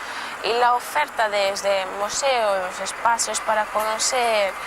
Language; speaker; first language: Spanish; non-native, local second language; Portuguese